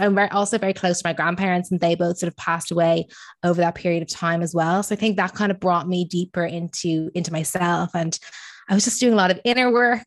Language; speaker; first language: English; native; English